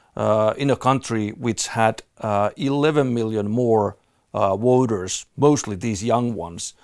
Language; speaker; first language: English; non-native, fluent; Finnish